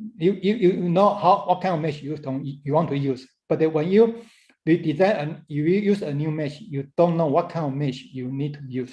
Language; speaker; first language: English; non-native, fluent; Chinese